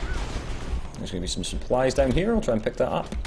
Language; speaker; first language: English; native; English